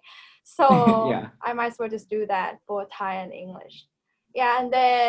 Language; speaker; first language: English; non-native, fluent; Thai